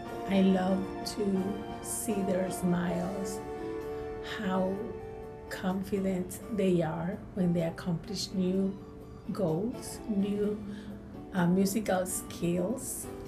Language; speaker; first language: English; non-native, fluent; Spanish